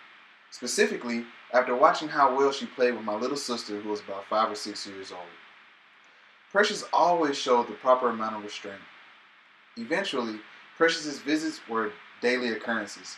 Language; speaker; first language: English; native; English